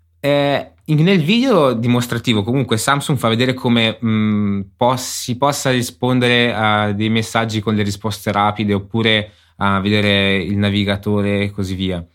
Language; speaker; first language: Italian; native; Italian